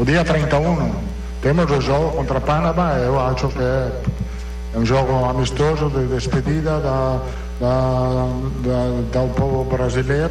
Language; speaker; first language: Portuguese; non-native, learner; Italian